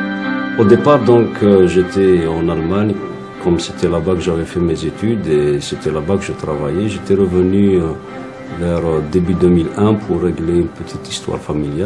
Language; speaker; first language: French; non-native, local second language; Kabyle